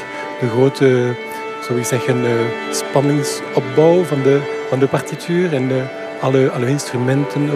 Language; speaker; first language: Dutch; non-native, local second language; French